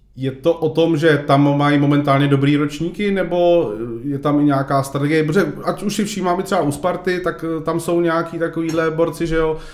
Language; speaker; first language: Czech; native; Czech